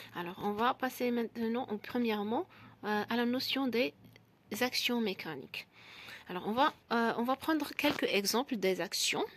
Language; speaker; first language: French; non-native, local second language; Arabic